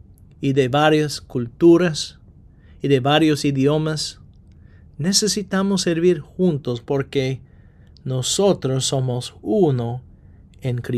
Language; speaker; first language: Spanish; non-native, fluent; English